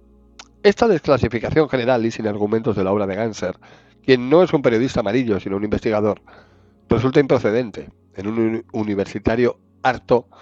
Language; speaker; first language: Spanish; native; Spanish